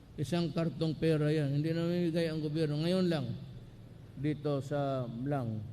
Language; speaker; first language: Filipino; non-native, local second language; Cebuano